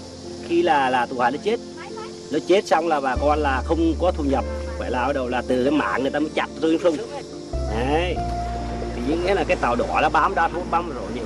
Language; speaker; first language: Vietnamese; native; Vietnamese